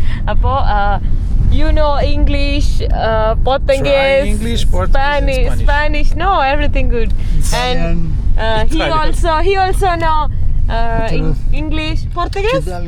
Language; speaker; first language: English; non-native, learner; Malayalam